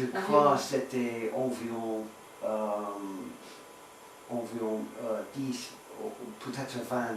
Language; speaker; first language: French; non-native, learner; Swedish